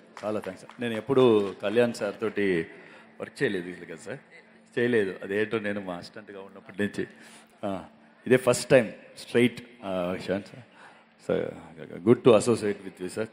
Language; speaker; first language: Telugu; non-native, local second language; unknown